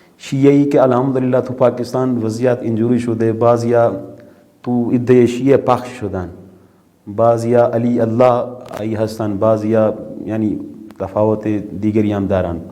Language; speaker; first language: Persian; non-native, fluent; Urdu